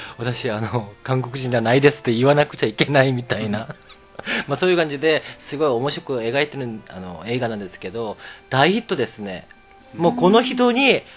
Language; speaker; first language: Japanese; non-native, fluent; Korean